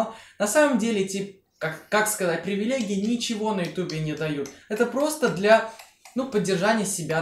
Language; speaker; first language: Russian; native; Russian